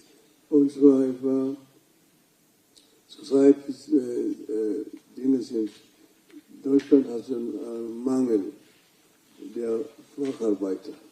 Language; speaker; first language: German; non-native, fluent; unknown